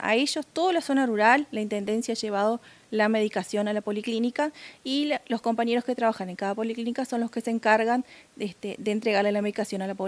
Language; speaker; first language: Spanish; native; Spanish